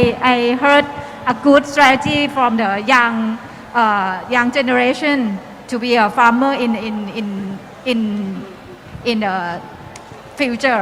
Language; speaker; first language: English; non-native, learner; Thai